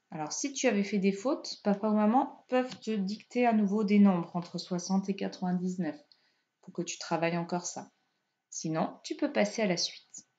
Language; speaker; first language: French; native; French